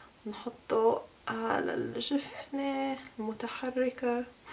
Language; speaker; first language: Arabic; early bilingual, heritage; Arabic